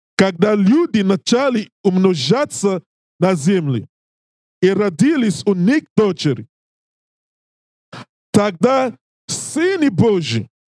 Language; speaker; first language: Russian; non-native, learner; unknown